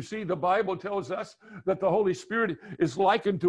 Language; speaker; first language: English; native; English